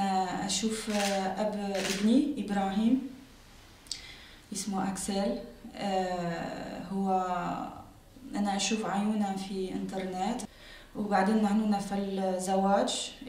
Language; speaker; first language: Arabic; non-native, learner; French